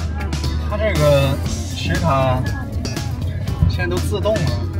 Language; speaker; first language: Chinese; native; Chinese